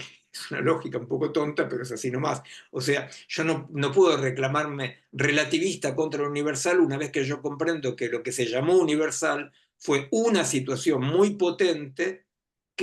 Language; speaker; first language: Spanish; native; Spanish